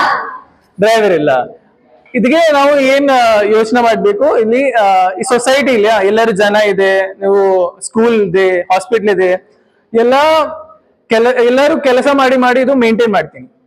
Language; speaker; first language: Kannada; non-native, learner; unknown